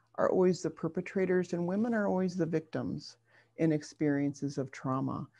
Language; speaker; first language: English; native; English